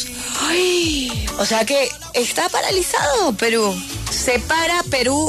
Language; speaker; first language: Spanish; native; Spanish